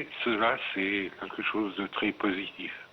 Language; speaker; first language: French; non-native, fluent; Arabic